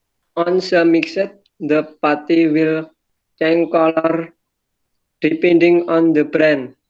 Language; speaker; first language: English; non-native, learner; Indonesian